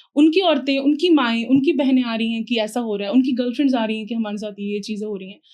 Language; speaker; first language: Hindi; native; Hindi